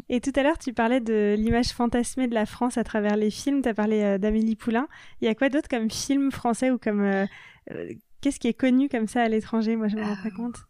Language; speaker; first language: French; native; French